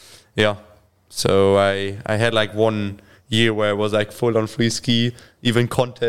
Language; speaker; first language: English; non-native, fluent; German